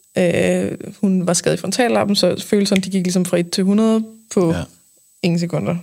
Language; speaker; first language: Danish; native; Danish